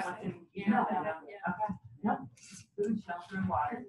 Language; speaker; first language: English; native; English